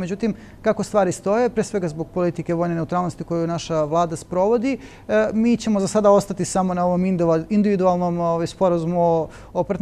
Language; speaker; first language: Bosnian; native; Bosnian